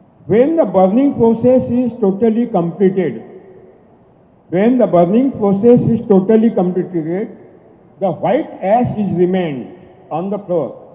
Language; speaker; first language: English; non-native, local second language; Marathi